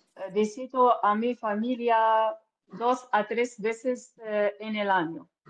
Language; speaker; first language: Spanish; non-native, learner; Arabic